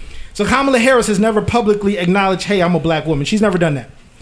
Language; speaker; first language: English; native; English